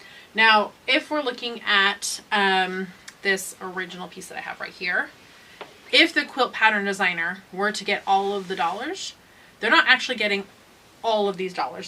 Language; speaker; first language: English; native; English